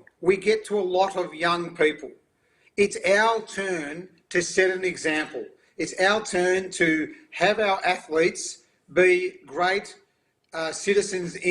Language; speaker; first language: English; native; English